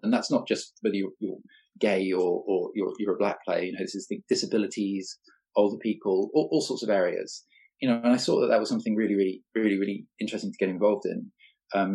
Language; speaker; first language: English; native; English